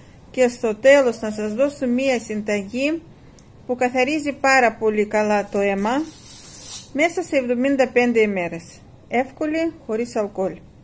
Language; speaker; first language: Greek; non-native, fluent; Russian